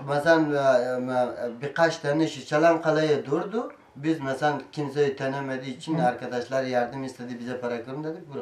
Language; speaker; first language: Turkish; non-native, learner; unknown